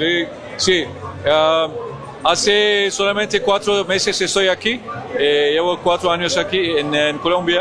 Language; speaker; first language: Spanish; non-native, learner; Turkish